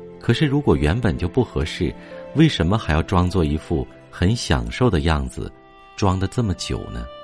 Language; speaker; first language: Chinese; native; Chinese